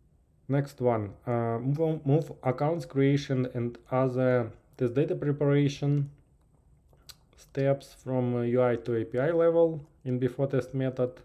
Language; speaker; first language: English; non-native, fluent; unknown